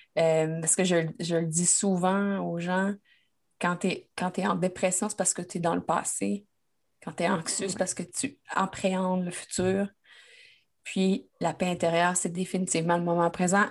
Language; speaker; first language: French; native; French